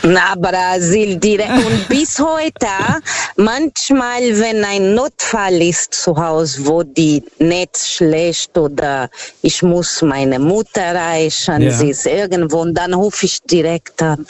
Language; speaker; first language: German; non-native, learner; Portuguese